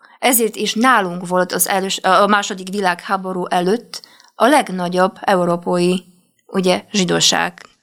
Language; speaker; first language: Hungarian; non-native, fluent; Polish